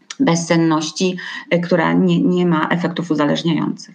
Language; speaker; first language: Polish; native; Polish